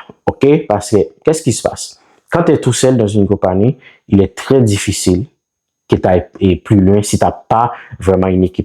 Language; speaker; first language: French; non-native, local second language; Haitian Creole